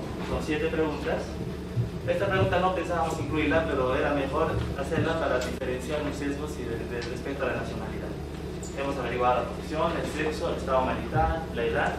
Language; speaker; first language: Spanish; native; Spanish